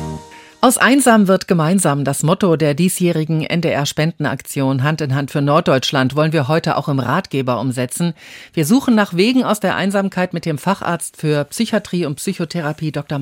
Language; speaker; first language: German; native; German